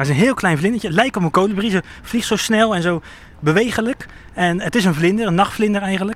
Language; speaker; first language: Dutch; native; Dutch